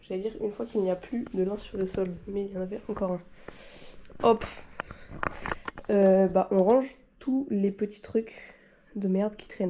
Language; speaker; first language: French; native; French